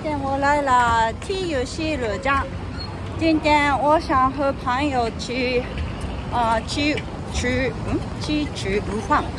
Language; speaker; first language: Chinese; non-native, learner; Japanese